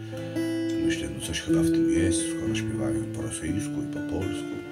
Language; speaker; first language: Polish; non-native, fluent; Russian